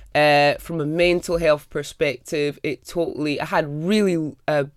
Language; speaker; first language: English; native; English